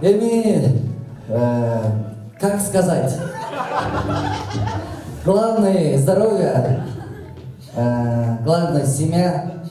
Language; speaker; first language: Russian; non-native, local second language; Kyrgyz